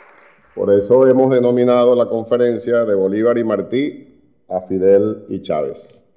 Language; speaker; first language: Spanish; native; Spanish